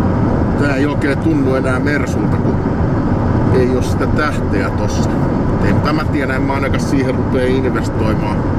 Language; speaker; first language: Finnish; native; Finnish